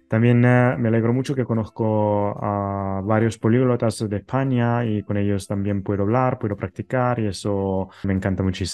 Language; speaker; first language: Spanish; non-native, fluent; Italian